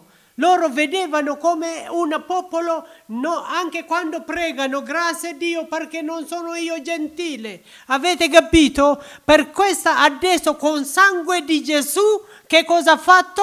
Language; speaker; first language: Italian; non-native, learner; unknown